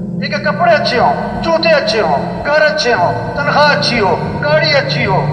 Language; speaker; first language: Urdu; non-native, local second language; Pashto